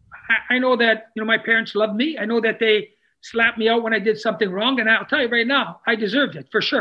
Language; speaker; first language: English; non-native, fluent; Italian